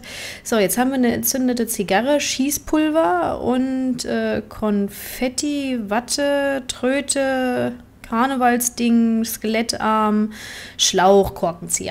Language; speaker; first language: German; native; German